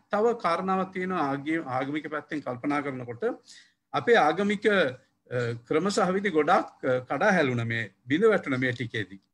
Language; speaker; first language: Sinhala; non-native, local second language; Tamil